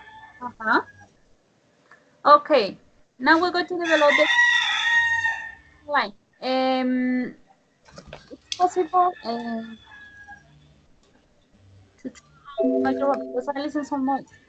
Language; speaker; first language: English; non-native, learner; Spanish